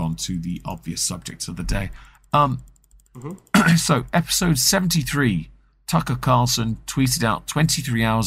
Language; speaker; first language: English; native; English